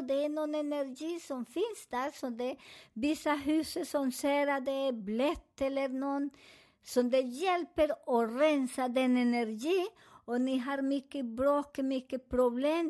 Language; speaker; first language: Swedish; non-native, learner; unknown